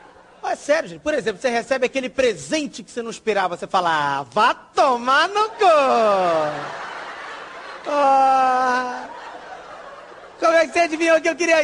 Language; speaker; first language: Portuguese; native; Portuguese